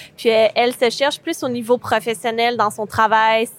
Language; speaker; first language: French; native; French